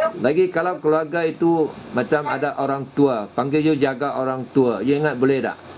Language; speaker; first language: Malay; non-native, local second language; Chinese